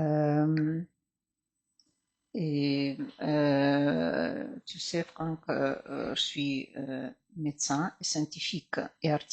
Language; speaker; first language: French; non-native, fluent; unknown